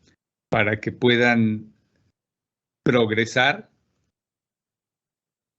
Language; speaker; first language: Spanish; native; Spanish